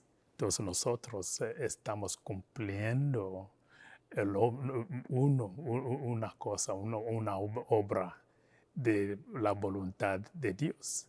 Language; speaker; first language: Spanish; non-native, fluent; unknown